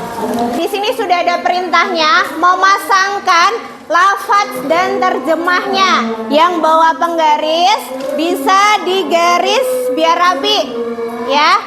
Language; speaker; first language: Indonesian; native; Indonesian